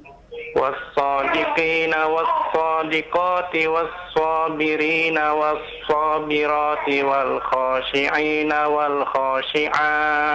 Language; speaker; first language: Arabic; non-native, learner; Indonesian